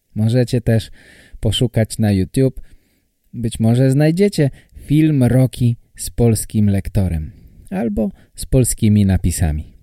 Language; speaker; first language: Polish; native; Polish